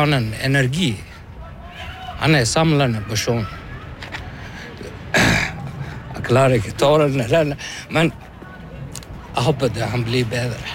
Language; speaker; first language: Norwegian; non-native, learner; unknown